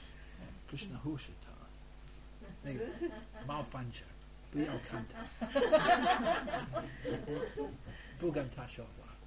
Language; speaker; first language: Chinese; non-native, fluent; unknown